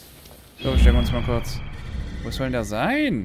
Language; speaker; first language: German; native; German